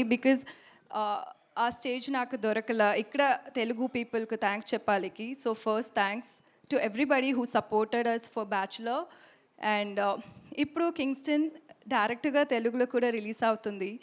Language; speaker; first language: Telugu; non-native, learner; Tamil